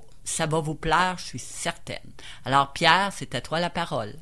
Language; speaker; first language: French; native; French